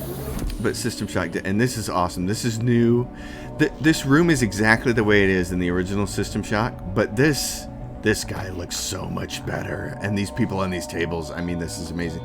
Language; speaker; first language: English; native; English